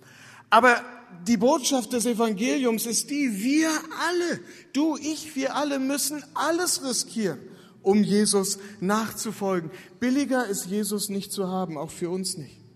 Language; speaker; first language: German; native; German